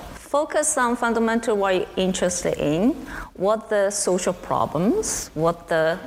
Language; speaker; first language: English; non-native, fluent; Chinese